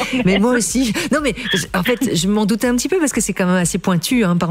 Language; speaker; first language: French; native; French